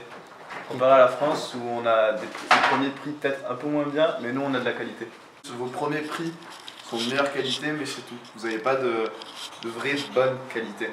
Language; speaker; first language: French; native; French